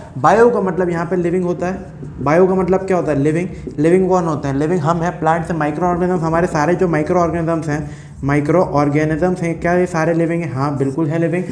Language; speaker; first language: Hindi; native; Hindi